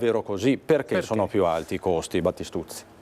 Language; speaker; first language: Italian; native; Italian